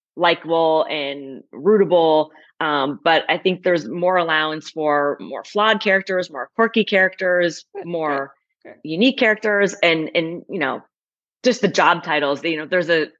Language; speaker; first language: English; native; English